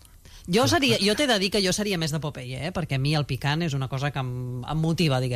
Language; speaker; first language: Catalan; native; Catalan